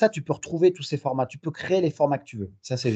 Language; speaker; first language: French; native; French